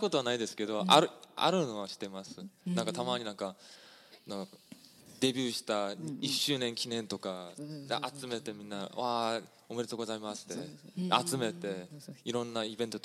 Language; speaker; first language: Japanese; non-native, fluent; Korean